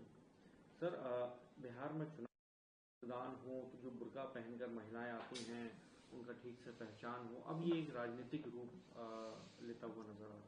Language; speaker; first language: Hindi; native; Hindi